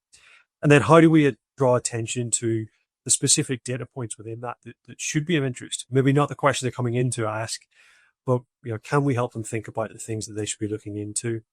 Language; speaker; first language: English; native; English